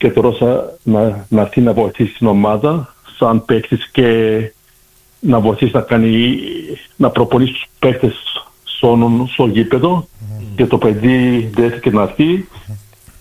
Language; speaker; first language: Greek; early bilingual, heritage; Greek